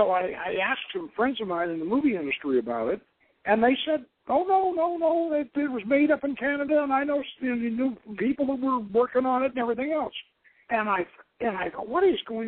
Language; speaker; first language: English; native; English